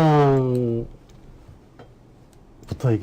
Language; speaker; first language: Korean; native; Korean